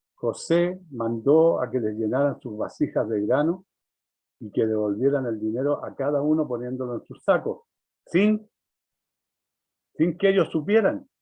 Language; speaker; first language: Spanish; native; Spanish